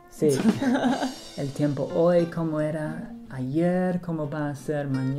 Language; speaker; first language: Spanish; non-native, fluent; English